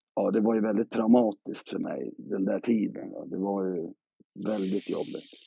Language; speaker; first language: Swedish; native; Swedish